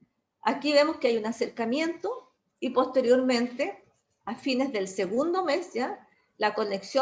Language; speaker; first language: Spanish; native; Spanish